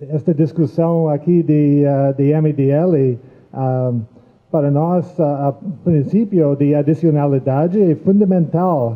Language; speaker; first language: Portuguese; non-native, fluent; English